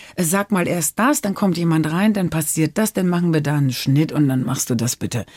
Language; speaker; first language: German; native; German